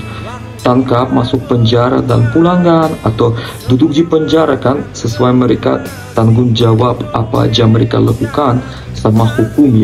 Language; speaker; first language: Indonesian; non-native, learner; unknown